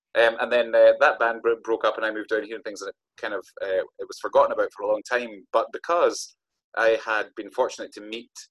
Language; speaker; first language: English; native; English